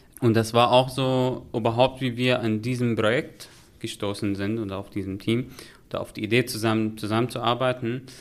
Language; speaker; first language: German; non-native, fluent; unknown